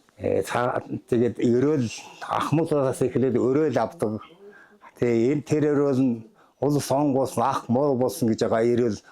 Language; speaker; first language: Mongolian; non-native, local second language; Kazakh